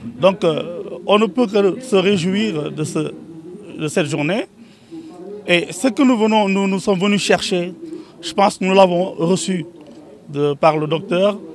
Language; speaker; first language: French; non-native, local second language; Wolof